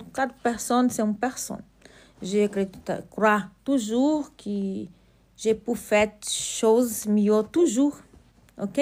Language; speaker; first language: French; non-native, learner; Portuguese